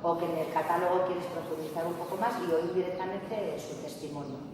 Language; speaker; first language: Spanish; non-native, local second language; Basque